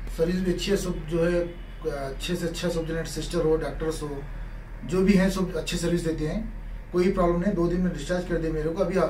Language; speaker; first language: Hindi; non-native, local second language; Urdu